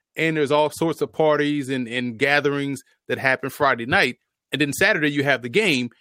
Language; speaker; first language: English; native; English